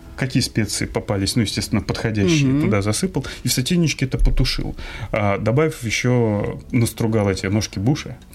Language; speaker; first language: Russian; native; Russian